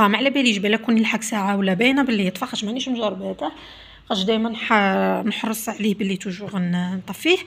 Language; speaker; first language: Arabic; native; Arabic